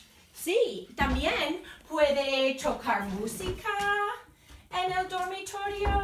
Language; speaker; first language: Spanish; non-native, fluent; English